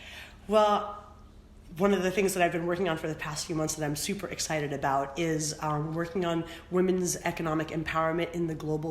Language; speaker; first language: English; early bilingual, other home language; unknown